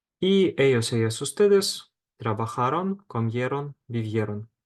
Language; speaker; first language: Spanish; non-native, fluent; Ukrainian